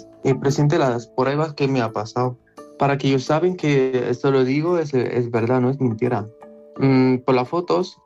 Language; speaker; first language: Spanish; non-native, learner; Arabic